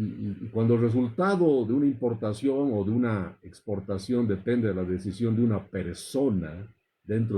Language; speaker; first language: Spanish; native; Spanish